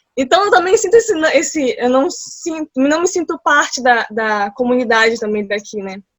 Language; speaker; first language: Portuguese; early bilingual, heritage; Portuguese